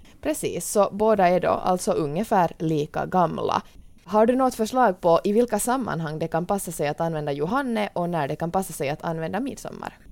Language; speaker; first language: Swedish; native; Swedish